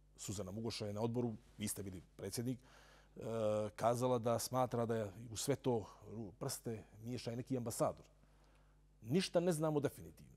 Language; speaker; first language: Serbian; native; Serbian